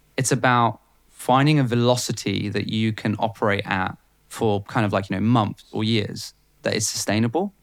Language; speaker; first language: English; non-native, fluent; Bulgarian